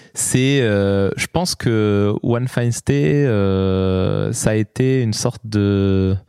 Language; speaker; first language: French; non-native, local second language; Arabic